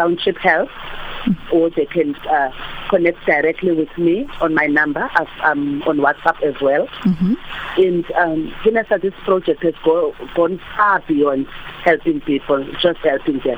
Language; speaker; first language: English; non-native, local second language; Afrikaans